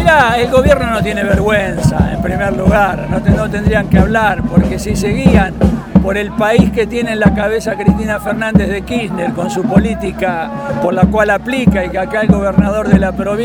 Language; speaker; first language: Spanish; native; Spanish